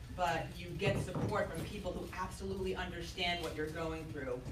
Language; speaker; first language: English; native; English